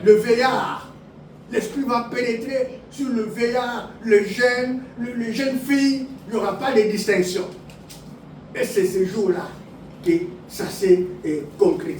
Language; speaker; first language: French; non-native, local second language; Lingala